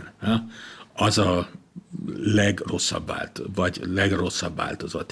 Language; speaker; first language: Hungarian; non-native, local second language; German